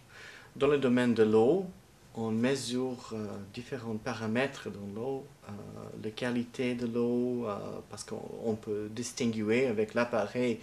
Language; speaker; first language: French; non-native, learner; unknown